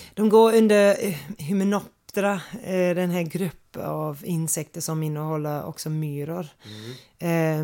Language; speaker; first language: Swedish; non-native, fluent; English